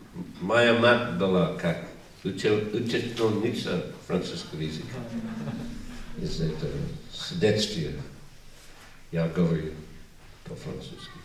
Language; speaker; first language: Russian; non-native, learner; English